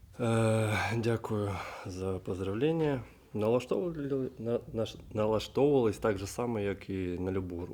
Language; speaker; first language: Ukrainian; non-native, local second language; Russian